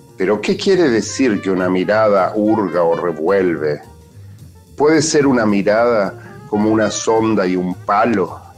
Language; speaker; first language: Spanish; native; Spanish